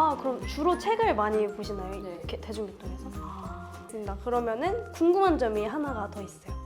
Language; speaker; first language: Korean; native; Korean